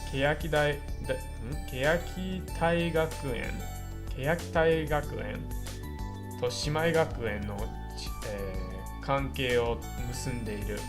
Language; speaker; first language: Japanese; non-native, fluent; English